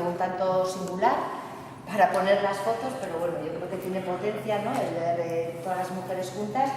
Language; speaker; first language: Spanish; non-native, local second language; Basque